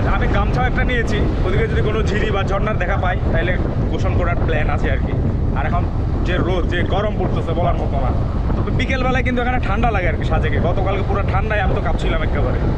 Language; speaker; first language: Bangla; native; Bangla